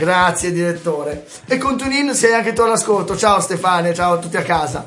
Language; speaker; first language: Italian; native; Italian